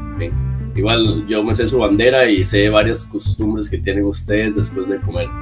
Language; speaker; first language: Spanish; native; Spanish